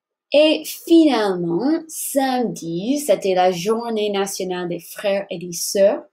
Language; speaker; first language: French; non-native, fluent; English